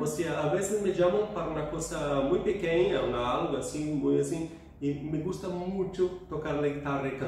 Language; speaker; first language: Spanish; non-native, fluent; Portuguese